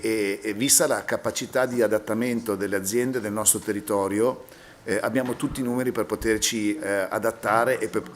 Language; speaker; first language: Italian; native; Italian